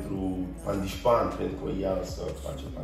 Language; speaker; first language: Romanian; non-native, learner; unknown